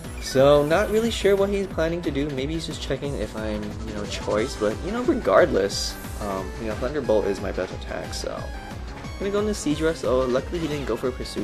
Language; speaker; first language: English; native; English